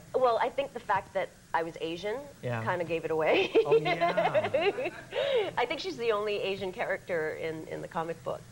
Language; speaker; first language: English; native; English